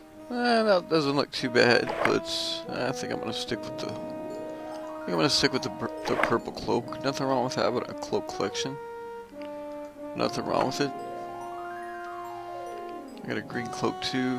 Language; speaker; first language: English; native; English